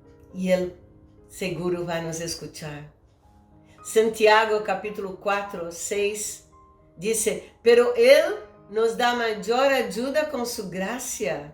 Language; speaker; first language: Spanish; non-native, fluent; Portuguese